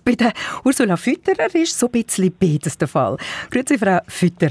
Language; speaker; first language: German; native; German